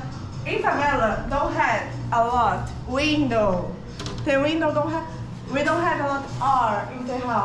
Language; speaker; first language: English; non-native, learner; Portuguese